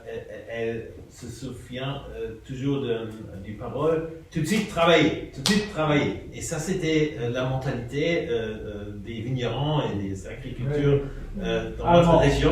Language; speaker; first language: French; non-native, fluent; German